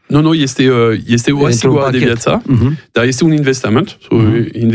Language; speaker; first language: Romanian; non-native, learner; French